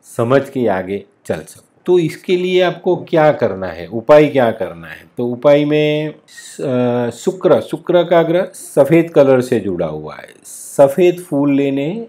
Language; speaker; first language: Hindi; non-native, local second language; Gujarati